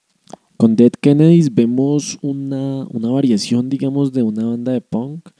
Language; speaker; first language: Spanish; native; Spanish